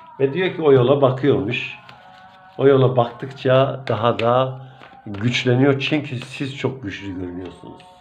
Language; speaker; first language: Turkish; native; Turkish